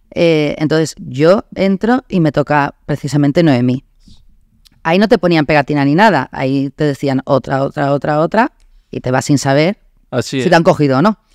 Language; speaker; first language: Spanish; native; Spanish